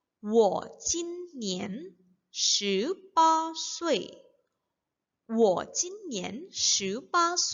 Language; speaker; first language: Chinese; non-native, fluent; Indonesian